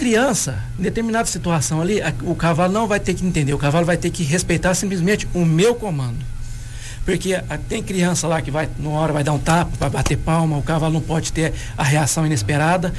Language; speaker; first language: Portuguese; native; Portuguese